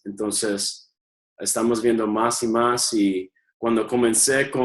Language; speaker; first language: Spanish; early bilingual, heritage; Spanish